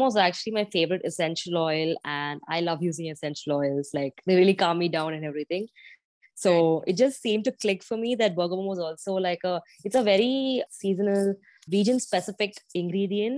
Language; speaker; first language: English; non-native, local second language; Malayalam